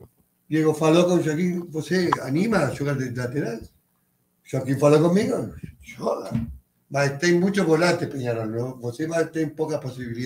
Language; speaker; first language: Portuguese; non-native, learner; Spanish